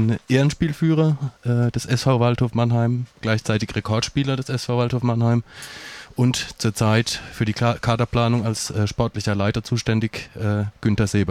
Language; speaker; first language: German; native; German